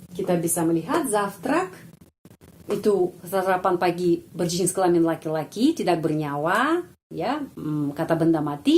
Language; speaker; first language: Indonesian; non-native, fluent; Russian